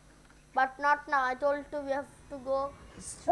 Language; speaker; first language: English; non-native, learner; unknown